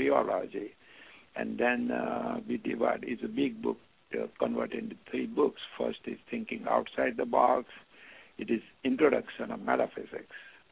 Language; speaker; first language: English; non-native, local second language; Gujarati